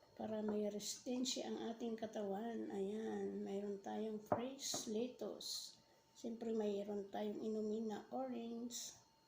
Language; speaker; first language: Filipino; non-native, local second language; Bikol